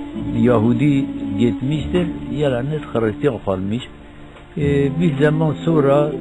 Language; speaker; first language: Turkish; non-native, local second language; Kurdish